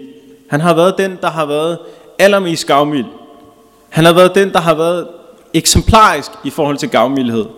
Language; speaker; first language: Danish; early bilingual, other home language; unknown